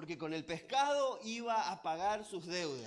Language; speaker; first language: Spanish; native; Spanish